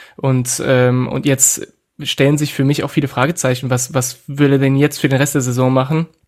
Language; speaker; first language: German; non-native, fluent; French